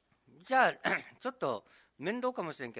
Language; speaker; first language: Japanese; native; Japanese